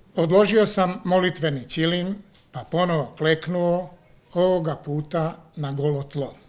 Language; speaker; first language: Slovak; early bilingual, heritage; Slovak